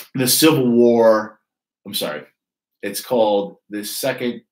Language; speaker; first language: English; native; English